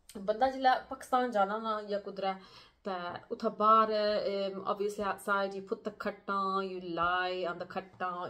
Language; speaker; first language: English; early bilingual, other home language; Punjabi